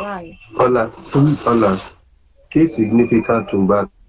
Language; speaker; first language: Spanish; non-native, learner; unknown